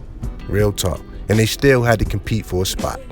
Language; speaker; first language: English; native; English